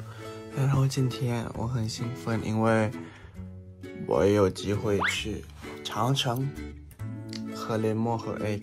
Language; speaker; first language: Chinese; non-native, fluent; Thai